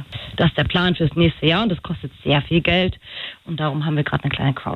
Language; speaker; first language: German; native; German